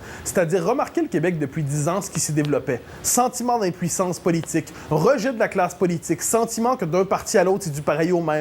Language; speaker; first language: French; native; French